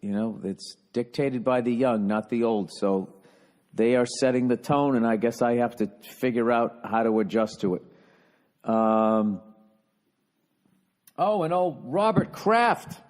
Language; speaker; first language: English; native; English